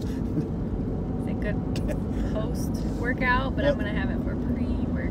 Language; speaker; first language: English; native; English